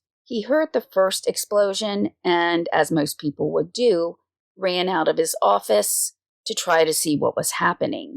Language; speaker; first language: English; native; English